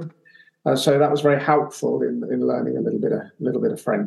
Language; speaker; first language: English; native; English